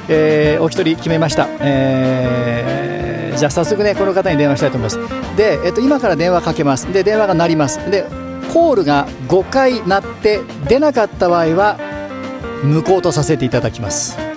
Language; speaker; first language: Japanese; native; Japanese